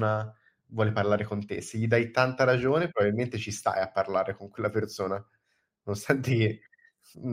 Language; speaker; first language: Italian; native; Italian